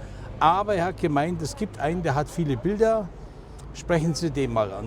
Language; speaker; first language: German; native; German